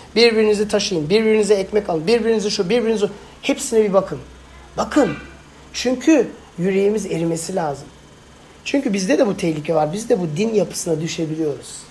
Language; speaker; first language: Turkish; non-native, fluent; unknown